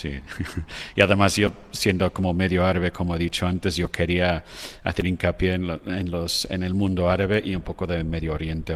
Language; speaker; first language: Spanish; non-native, fluent; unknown